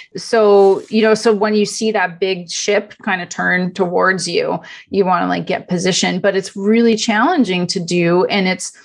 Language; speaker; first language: English; non-native, fluent; Italian